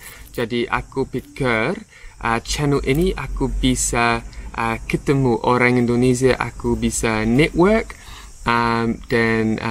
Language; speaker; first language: Indonesian; non-native, learner; English